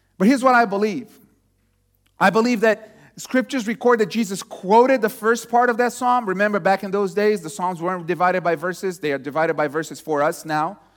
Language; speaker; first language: English; non-native, fluent; Portuguese